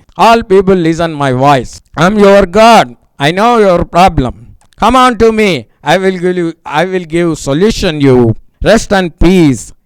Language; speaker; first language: English; non-native, local second language; Telugu